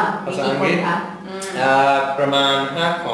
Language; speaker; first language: Thai; non-native, learner; English